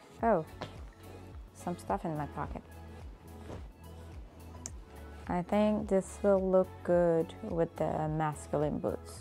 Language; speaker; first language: English; non-native, fluent; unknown